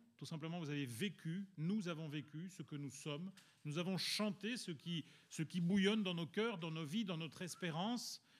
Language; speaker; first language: French; early bilingual, other home language; Italian